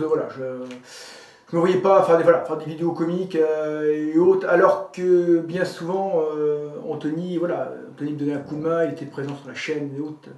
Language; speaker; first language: French; native; French